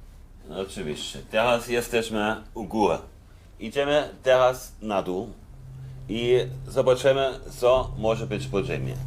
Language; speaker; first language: Polish; non-native, fluent; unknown